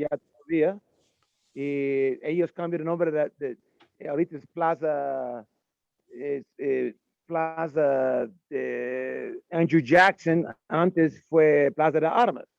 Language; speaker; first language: Spanish; non-native, learner; English